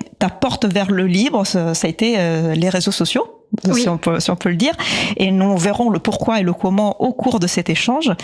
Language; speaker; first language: French; native; French